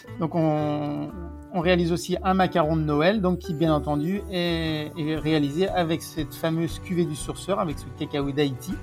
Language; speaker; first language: French; native; French